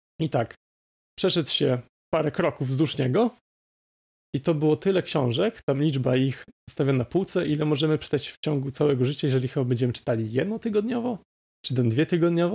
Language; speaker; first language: Polish; native; Polish